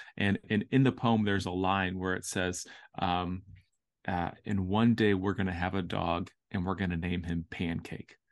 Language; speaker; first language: English; native; English